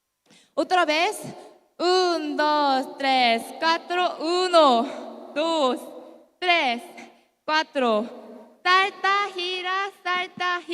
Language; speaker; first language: Spanish; non-native, learner; Korean